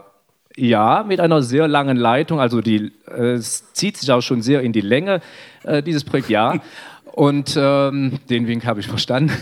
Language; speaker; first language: German; native; German